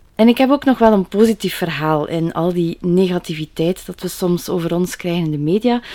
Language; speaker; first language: Dutch; native; Dutch